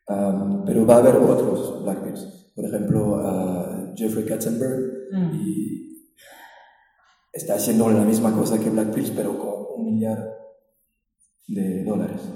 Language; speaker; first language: Spanish; non-native, fluent; French